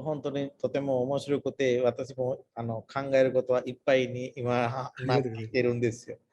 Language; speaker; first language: Japanese; non-native, fluent; Sinhala